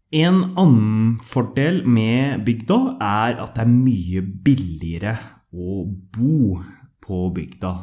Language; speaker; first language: Norwegian; native; Norwegian